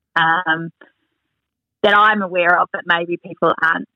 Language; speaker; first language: English; native; English